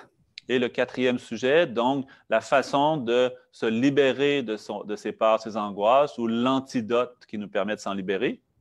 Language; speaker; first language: French; native; French